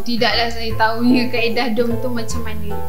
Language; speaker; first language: Malay; native; Malay